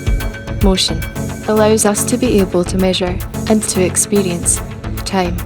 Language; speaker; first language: English; native; English